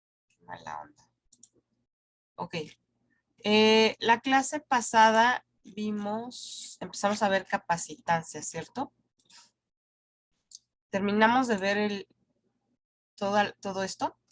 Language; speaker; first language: Spanish; native; Spanish